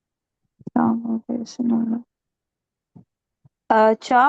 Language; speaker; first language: Italian; non-native, learner; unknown